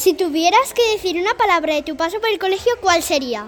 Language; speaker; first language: Spanish; native; Spanish